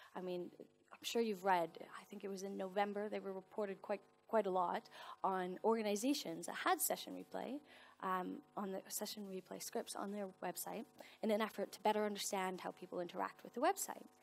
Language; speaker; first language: English; native; English